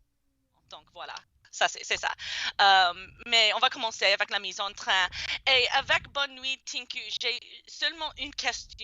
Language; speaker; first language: French; non-native, fluent; English